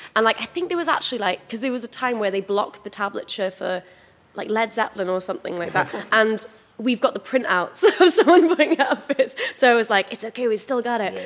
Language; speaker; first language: English; native; English